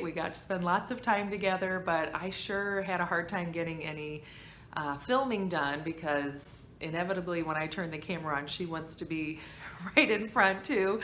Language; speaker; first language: English; native; English